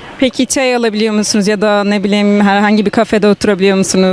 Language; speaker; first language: Turkish; native; Turkish